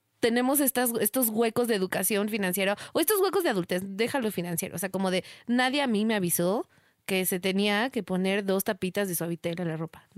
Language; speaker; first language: Spanish; native; Spanish